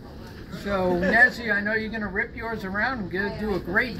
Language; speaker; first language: English; native; English